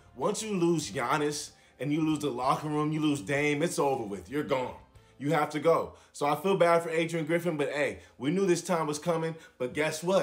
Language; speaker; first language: English; native; English